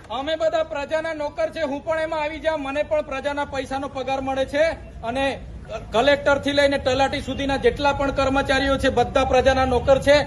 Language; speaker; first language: Gujarati; non-native, local second language; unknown